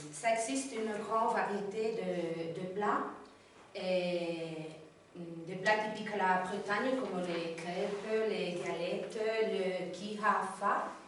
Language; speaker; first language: French; non-native, learner; Spanish